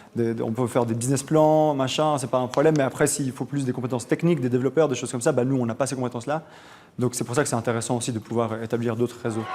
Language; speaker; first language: French; early bilingual, other home language; Albanian